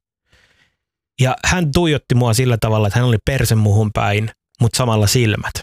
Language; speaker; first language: Finnish; early bilingual, other home language; Somali